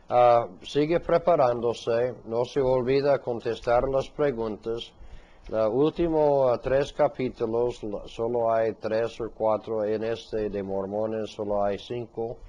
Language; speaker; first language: Spanish; non-native, fluent; English